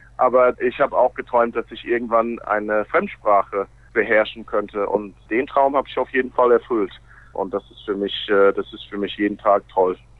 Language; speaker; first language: German; non-native, fluent; English